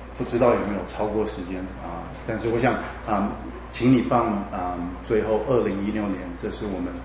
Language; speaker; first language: Chinese; native; Chinese